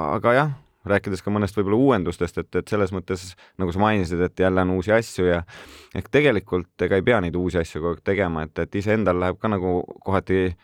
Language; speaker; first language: Estonian; native; Estonian